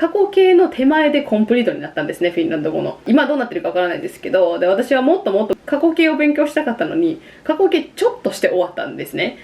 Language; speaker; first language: Japanese; native; Japanese